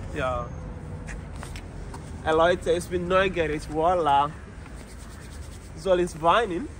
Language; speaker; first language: German; non-native, learner; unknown